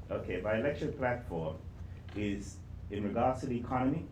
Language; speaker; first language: English; native; English